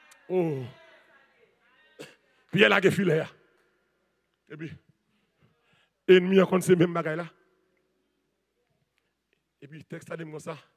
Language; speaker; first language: French; non-native, learner; Haitian Creole